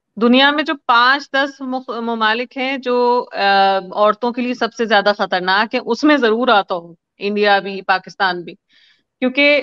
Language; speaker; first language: Hindi; native; Hindi